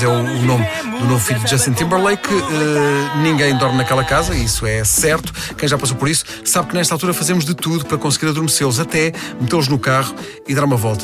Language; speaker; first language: Portuguese; native; Portuguese